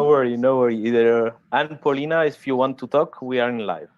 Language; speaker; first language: English; non-native, fluent; French